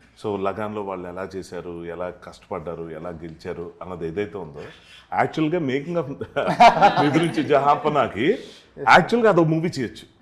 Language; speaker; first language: Telugu; native; Telugu